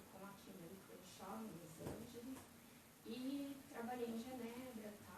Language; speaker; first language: Portuguese; native; Portuguese